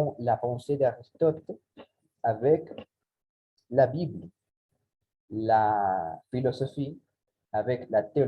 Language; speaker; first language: French; non-native, learner; Spanish